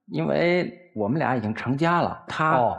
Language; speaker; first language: Chinese; native; Chinese